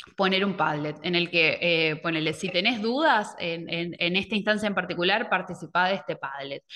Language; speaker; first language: Spanish; native; Spanish